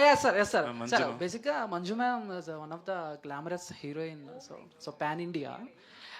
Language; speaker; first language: Telugu; native; Telugu